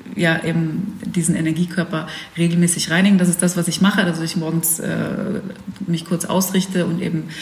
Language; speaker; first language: German; early bilingual, other home language; Dutch